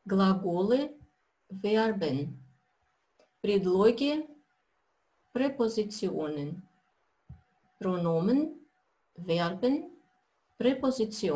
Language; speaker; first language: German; non-native, fluent; Russian